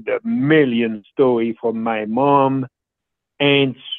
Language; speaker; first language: English; non-native, fluent; French